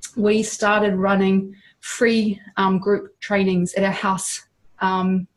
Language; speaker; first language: English; native; English